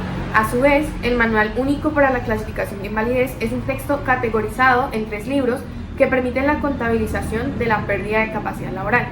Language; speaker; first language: Spanish; native; Spanish